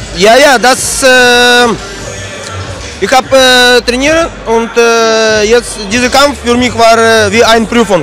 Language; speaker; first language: German; non-native, learner; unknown